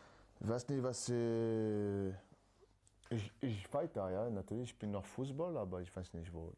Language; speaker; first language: German; non-native, learner; French